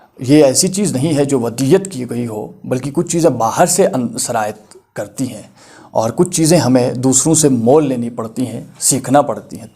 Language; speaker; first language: Urdu; non-native, local second language; Kashmiri